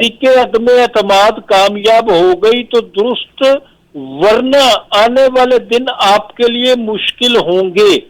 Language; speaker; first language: Urdu; native; Urdu